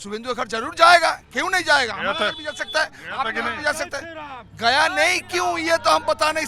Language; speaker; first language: Hindi; non-native, local second language; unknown